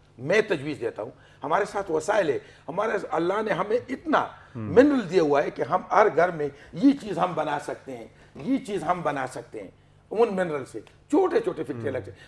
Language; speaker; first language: Urdu; non-native, local second language; Pashto